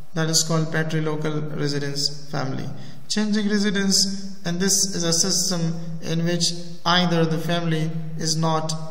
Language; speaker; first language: English; non-native, fluent; Persian